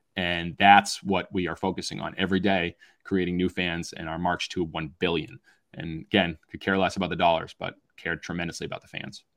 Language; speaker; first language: English; native; English